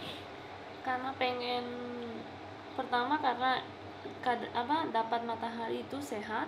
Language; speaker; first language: Indonesian; non-native, fluent; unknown